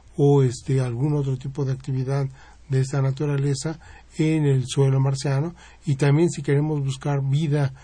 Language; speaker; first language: Spanish; native; Spanish